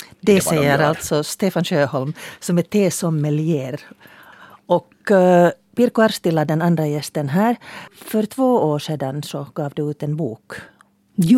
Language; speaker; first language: Swedish; native; Swedish